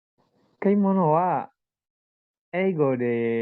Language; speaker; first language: Japanese; non-native, learner; Indonesian